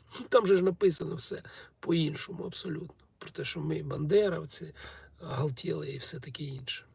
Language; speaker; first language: Ukrainian; non-native, local second language; Russian